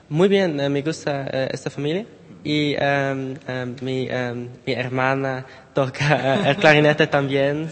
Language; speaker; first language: Spanish; non-native, learner; Dutch